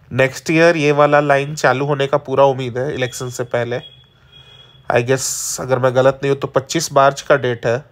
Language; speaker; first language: Hindi; native; Hindi